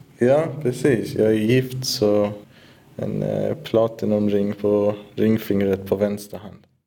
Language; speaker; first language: Swedish; early bilingual, other home language; Persian